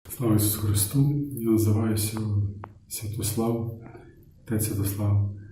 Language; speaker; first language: Ukrainian; native; Ukrainian